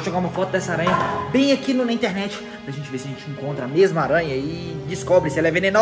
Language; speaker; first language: Portuguese; native; Portuguese